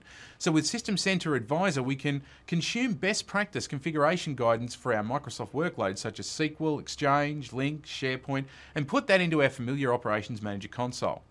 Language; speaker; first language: English; native; English